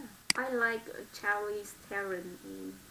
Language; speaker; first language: English; non-native, learner; Vietnamese